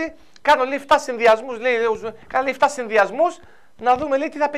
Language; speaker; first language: Greek; native; Greek